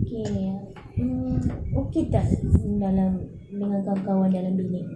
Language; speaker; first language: Malay; native; Malay